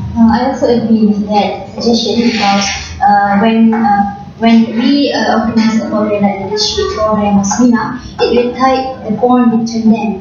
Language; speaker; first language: English; non-native, learner; Malay